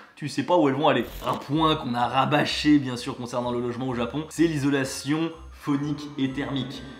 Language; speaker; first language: French; native; French